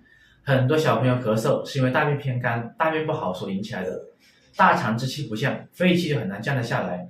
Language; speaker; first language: Chinese; native; Chinese